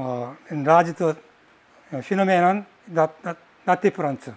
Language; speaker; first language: English; non-native, learner; Korean